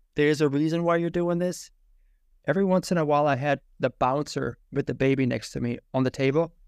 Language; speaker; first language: English; non-native, fluent; German